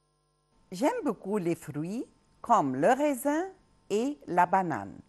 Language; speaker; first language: French; non-native, local second language; Arabic